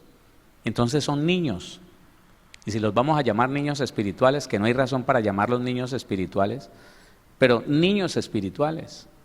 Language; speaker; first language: Spanish; native; Spanish